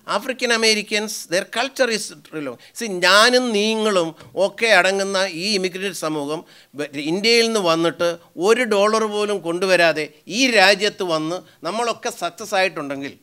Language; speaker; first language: Malayalam; native; Malayalam